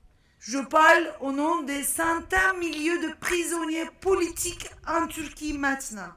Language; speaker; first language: French; non-native, fluent; Turkish